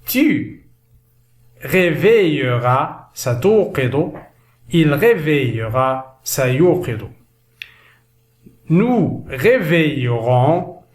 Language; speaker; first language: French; non-native, local second language; Arabic